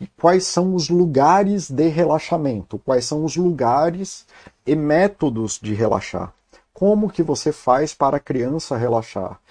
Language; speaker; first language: Portuguese; native; Portuguese